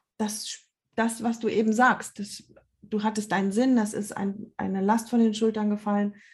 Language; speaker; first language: German; native; German